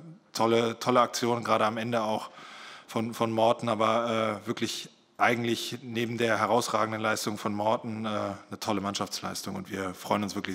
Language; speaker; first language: German; native; German